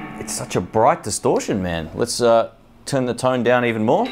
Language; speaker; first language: English; native; English